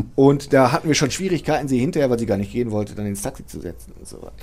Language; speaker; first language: German; native; German